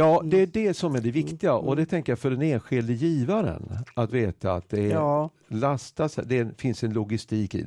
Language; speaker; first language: Swedish; native; Swedish